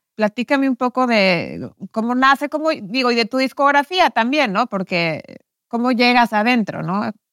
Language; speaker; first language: Spanish; native; Spanish